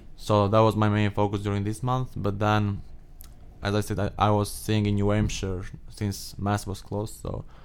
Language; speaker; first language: English; non-native, fluent; Albanian